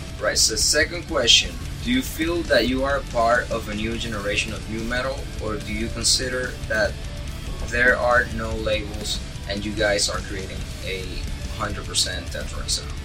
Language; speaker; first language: English; non-native, fluent; Spanish